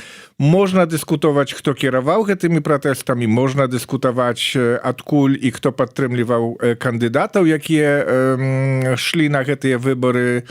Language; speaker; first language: Polish; non-native, learner; Belarusian